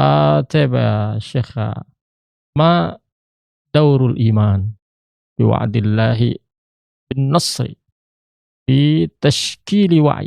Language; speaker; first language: Arabic; non-native, fluent; Indonesian